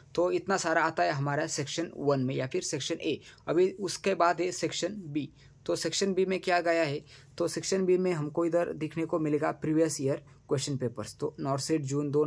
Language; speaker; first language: Hindi; non-native, local second language; Marathi